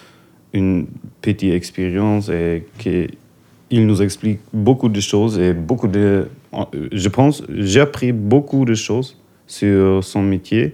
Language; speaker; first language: French; non-native, learner; German